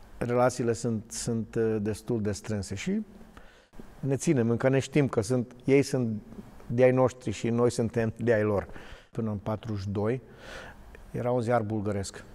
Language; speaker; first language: Romanian; non-native, local second language; Bulgarian